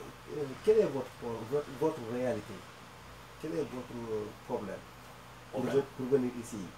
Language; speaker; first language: French; non-native, learner; Wolof